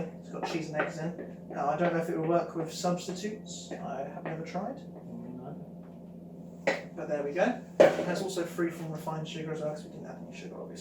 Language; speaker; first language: English; native; English